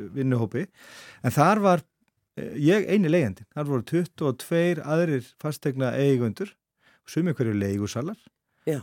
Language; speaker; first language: Icelandic; native; Icelandic